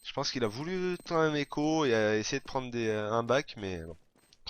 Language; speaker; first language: French; native; French